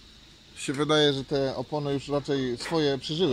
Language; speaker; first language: Polish; native; Polish